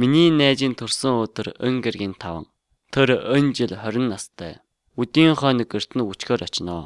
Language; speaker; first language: Mongolian; native; Mongolian